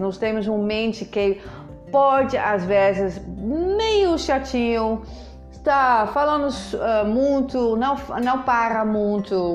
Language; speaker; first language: Portuguese; non-native, fluent; Dutch